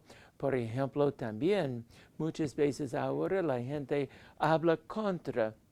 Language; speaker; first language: Spanish; non-native, fluent; English